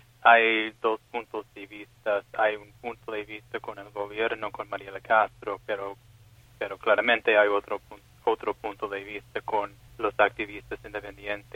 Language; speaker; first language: Spanish; non-native, fluent; English